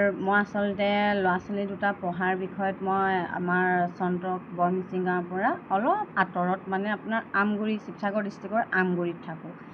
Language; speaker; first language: Assamese; non-native, local second language; Mising